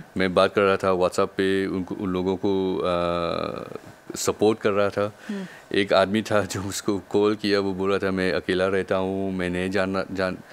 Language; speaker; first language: Hindi; non-native, local second language; Bhojpuri